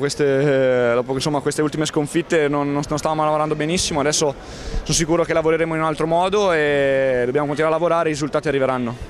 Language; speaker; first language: Italian; native; Italian